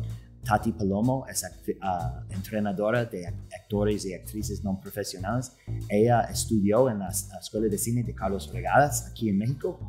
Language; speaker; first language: Spanish; non-native, fluent; English